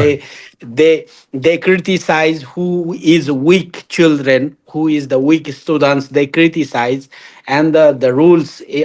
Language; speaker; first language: English; non-native, learner; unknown